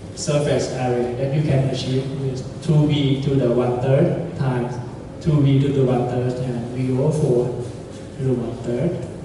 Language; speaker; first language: English; non-native, fluent; Thai